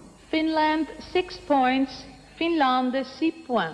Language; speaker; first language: English; non-native, fluent; Dutch